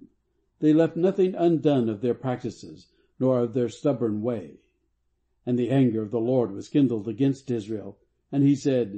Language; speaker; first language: English; native; English